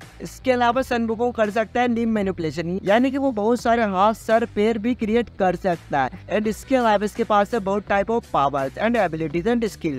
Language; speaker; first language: Hindi; native; Hindi